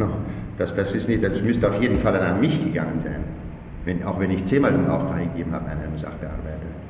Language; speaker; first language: German; native; German